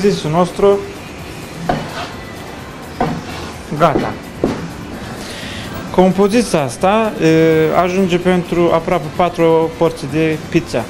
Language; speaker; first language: Romanian; non-native, learner; Turkish